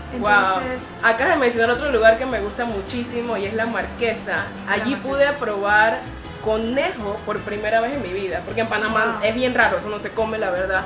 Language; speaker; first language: Spanish; native; Spanish